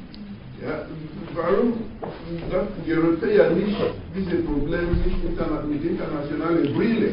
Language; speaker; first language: German; non-native, fluent; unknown